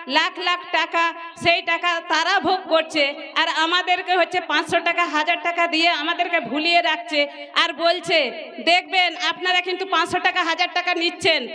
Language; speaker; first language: Bangla; non-native, local second language; Santali